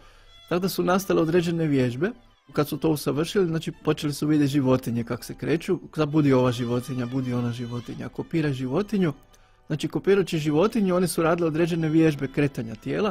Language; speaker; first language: Bosnian; native; Bosnian